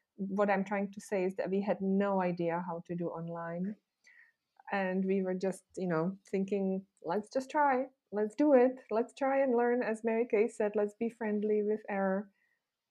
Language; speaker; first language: English; non-native, fluent; Czech